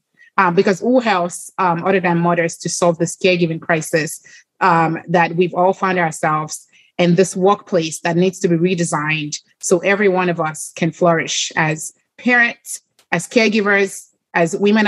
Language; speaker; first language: English; non-native, local second language; Yoruba